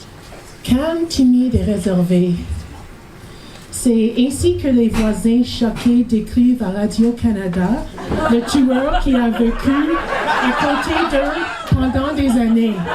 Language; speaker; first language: French; non-native, learner; English